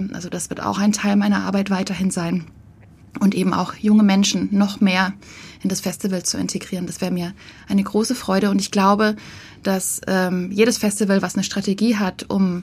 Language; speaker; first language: German; native; German